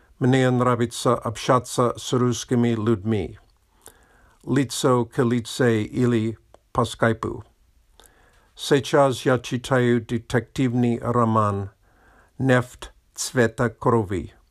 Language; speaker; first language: Russian; non-native, learner; English